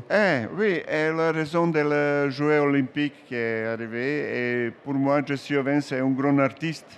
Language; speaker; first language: French; non-native, learner; Serbian